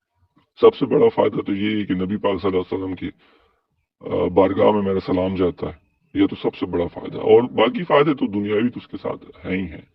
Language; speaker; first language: Urdu; native; Urdu